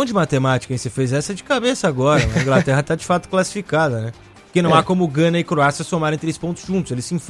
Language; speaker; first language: Portuguese; native; Portuguese